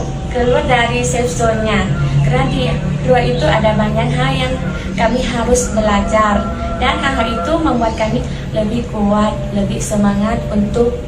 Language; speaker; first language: Indonesian; non-native, learner; Thai